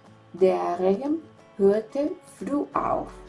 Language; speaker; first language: German; non-native, fluent; Spanish